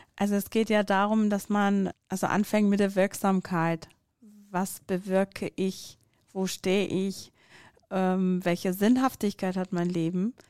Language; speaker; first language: German; non-native, fluent; Persian